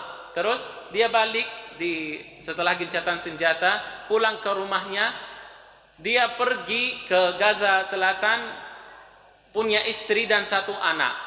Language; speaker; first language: Indonesian; non-native, fluent; Arabic